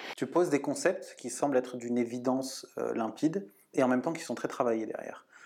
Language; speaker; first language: French; native; French